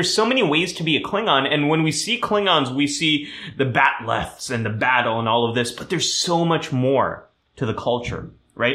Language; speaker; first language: English; early bilingual, other home language; German